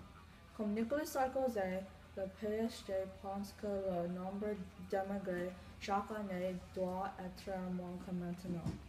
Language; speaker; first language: French; non-native, learner; English